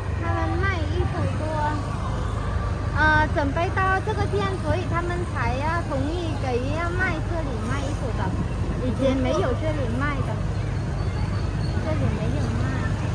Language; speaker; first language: Chinese; non-native, fluent; Vietnamese